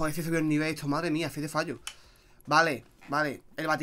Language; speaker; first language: Spanish; native; Spanish